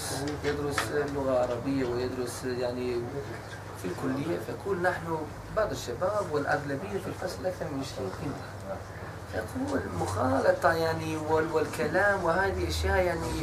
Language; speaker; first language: Arabic; non-native, fluent; Bosnian